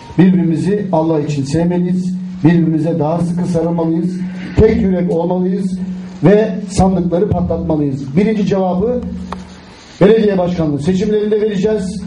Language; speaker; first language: Turkish; native; Turkish